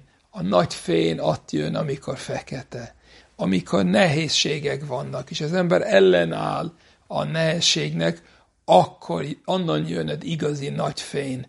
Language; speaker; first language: Hungarian; non-native, fluent; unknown